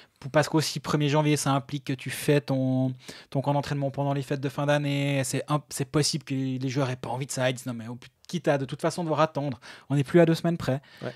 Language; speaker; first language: French; native; French